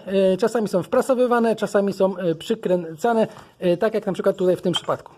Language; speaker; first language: Polish; native; Polish